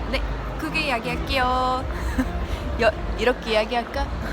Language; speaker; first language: Korean; non-native, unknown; Swedish